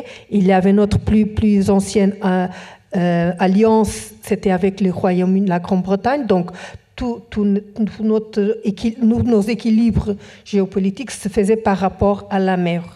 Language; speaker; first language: French; non-native, fluent; Portuguese